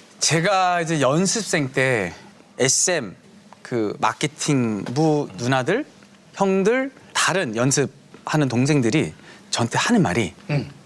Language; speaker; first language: Korean; early bilingual, heritage; Korean